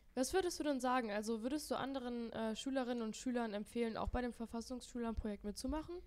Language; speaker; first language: German; native; German